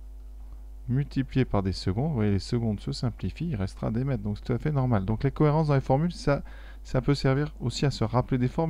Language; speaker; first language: French; native; French